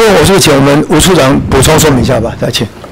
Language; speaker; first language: Chinese; native; Chinese